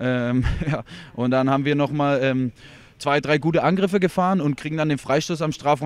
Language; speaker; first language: German; native; German